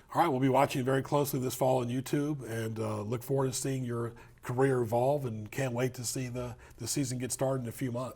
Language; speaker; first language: English; native; English